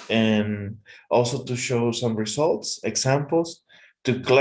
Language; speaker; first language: English; non-native, fluent; Spanish